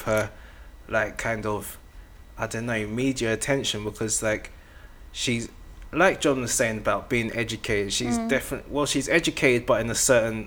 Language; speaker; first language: English; native; English